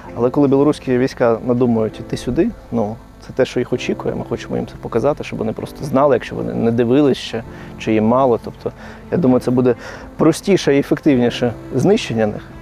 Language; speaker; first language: Ukrainian; native; Ukrainian